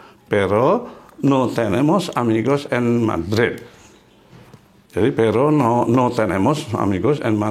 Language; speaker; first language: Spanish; non-native, fluent; Indonesian